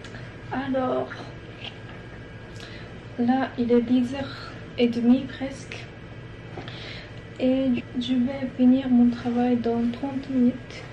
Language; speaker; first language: French; non-native, learner; Japanese